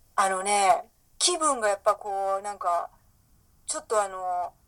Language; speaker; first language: Japanese; native; Japanese